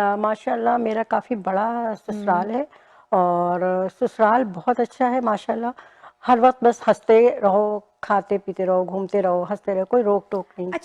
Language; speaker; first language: Urdu; native; Urdu